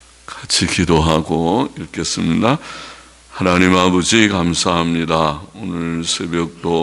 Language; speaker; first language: Korean; native; Korean